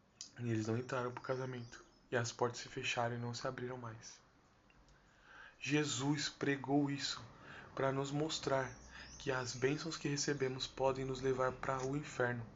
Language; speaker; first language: Portuguese; native; Portuguese